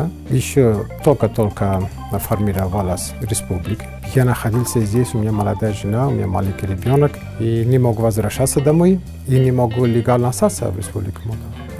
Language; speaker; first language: Russian; non-native, fluent; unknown